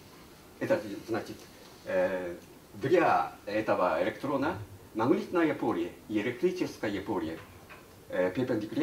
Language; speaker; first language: Russian; non-native, learner; Japanese